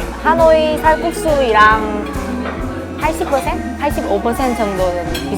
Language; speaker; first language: Korean; non-native, fluent; Vietnamese